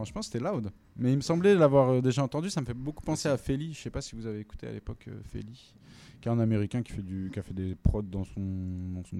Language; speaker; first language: French; native; French